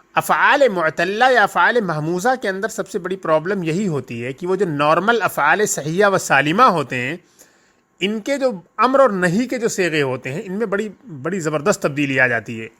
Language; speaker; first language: Urdu; native; Urdu